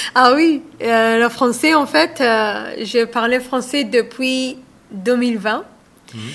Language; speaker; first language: French; non-native, fluent; Arabic